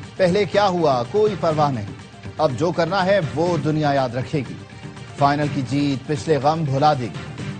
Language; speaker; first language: Urdu; native; Urdu